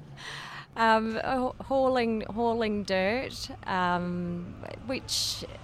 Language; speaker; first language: English; native; English